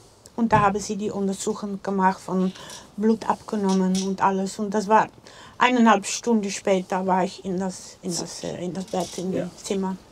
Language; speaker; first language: German; non-native, learner; Dutch